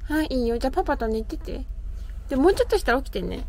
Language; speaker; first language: Japanese; native; Japanese